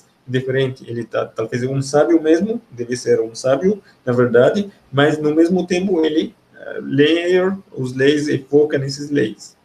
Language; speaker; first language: Portuguese; non-native, fluent; Arabic